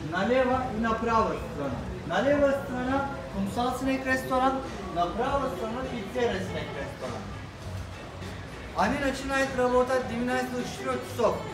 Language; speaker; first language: Russian; non-native, learner; Turkish